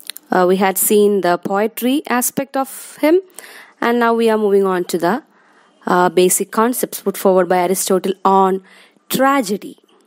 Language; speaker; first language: English; non-native, local second language; Malayalam